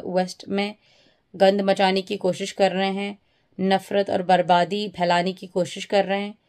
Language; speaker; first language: Urdu; early bilingual, heritage; Urdu